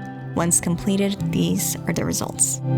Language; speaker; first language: English; native; English